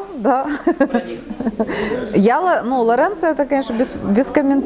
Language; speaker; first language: Russian; native; Russian